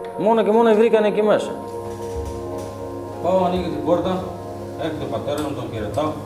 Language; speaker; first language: Greek; non-native, learner; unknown